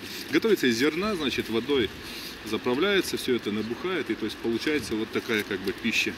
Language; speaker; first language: Russian; native; Russian